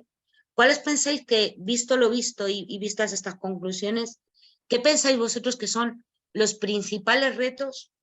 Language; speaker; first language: Spanish; native; Spanish